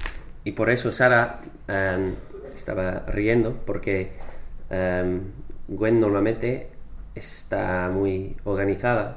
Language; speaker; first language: Spanish; non-native, fluent; English